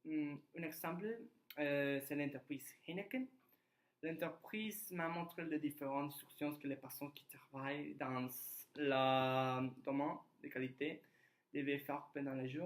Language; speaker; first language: French; non-native, learner; Spanish